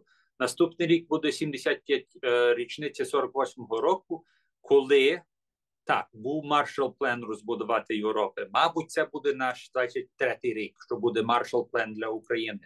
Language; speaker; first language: Ukrainian; early bilingual, heritage; English